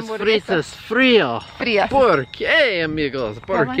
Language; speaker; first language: Spanish; non-native, learner; English